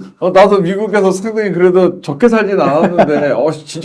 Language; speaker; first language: Korean; native; Korean